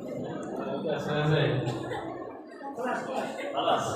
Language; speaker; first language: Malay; non-native, learner; Arabic